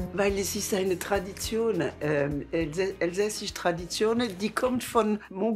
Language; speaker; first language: German; non-native, learner; French